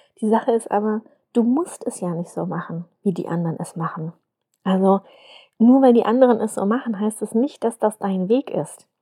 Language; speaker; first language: German; native; German